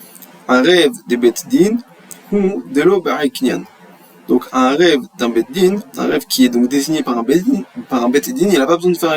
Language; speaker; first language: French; native; French